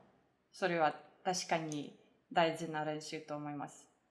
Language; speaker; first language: Japanese; non-native, fluent; Russian